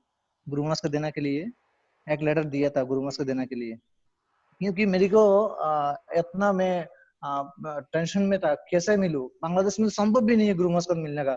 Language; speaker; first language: Hindi; non-native, learner; Bangla